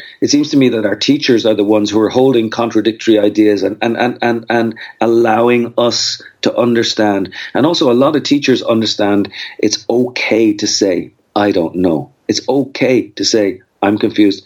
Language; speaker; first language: English; native; English